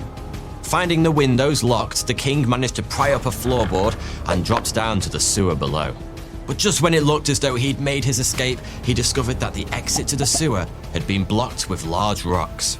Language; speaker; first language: English; native; English